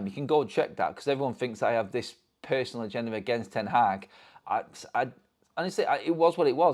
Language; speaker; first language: English; native; English